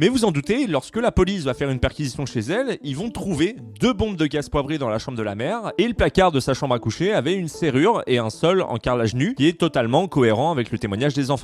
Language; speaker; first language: French; native; French